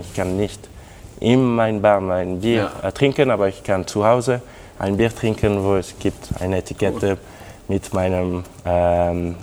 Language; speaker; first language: German; non-native, local second language; French